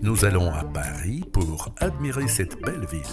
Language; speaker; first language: French; non-native, fluent; Russian